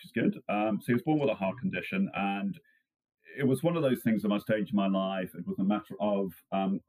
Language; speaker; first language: English; native; English